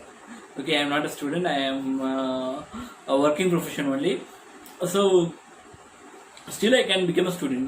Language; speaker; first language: English; non-native, local second language; Tamil